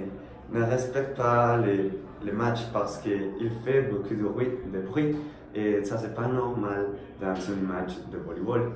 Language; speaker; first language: French; non-native, learner; Spanish